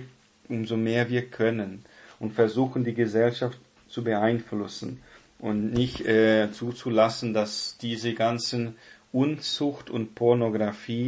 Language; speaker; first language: German; non-native, fluent; Portuguese